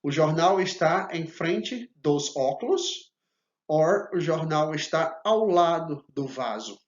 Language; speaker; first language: Portuguese; non-native, fluent; English